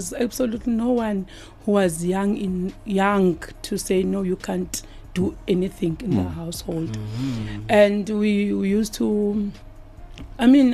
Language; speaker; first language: English; non-native, local second language; Xhosa